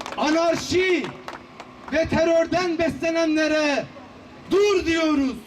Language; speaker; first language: Turkish; native; Turkish